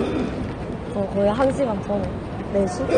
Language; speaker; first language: Korean; native; Korean